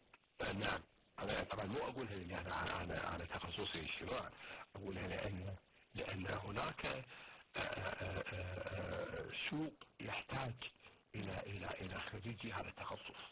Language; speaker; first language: Arabic; native; Arabic